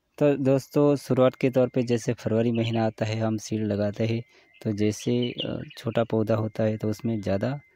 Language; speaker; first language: Hindi; non-native, local second language; Gujarati